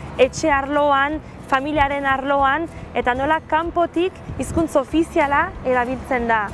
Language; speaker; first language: Basque; non-native, fluent; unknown